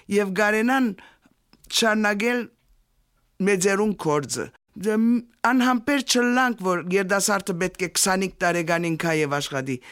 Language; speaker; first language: Armenian; early bilingual, heritage; Armenian